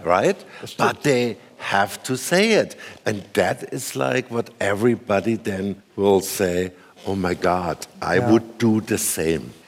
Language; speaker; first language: English; non-native, fluent; German